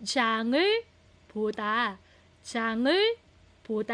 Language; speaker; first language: Korean; non-native, fluent; Filipino